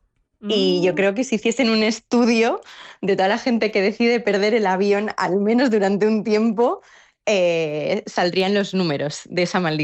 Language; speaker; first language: Spanish; native; Spanish